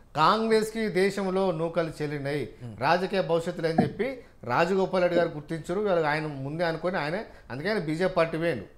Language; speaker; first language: Telugu; native; Telugu